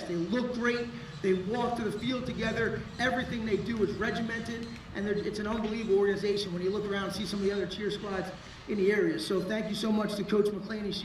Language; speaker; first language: English; native; English